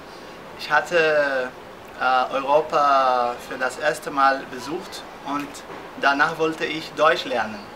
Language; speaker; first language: German; non-native, fluent; Portuguese